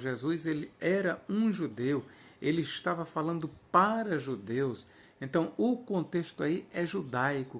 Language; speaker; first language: Portuguese; native; Portuguese